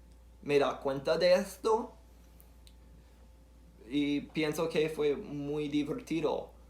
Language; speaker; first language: Spanish; non-native, learner; English